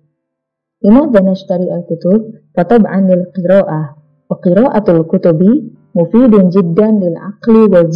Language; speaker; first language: Arabic; non-native, fluent; Indonesian